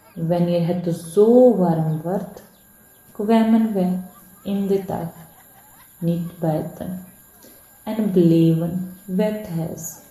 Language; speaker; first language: Dutch; non-native, learner; Hindi